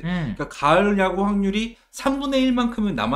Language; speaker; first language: Korean; native; Korean